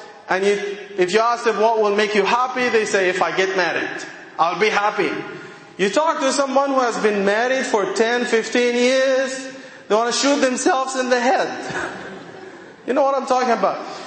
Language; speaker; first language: English; non-native, fluent; Arabic